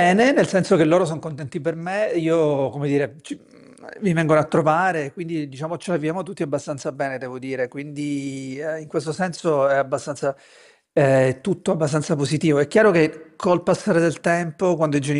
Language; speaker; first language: Italian; native; Italian